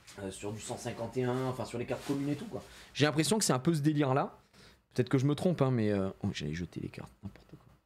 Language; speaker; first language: French; native; French